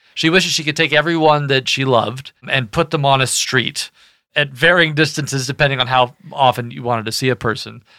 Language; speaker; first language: English; native; English